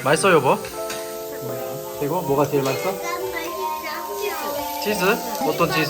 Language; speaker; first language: Korean; non-native, learner; German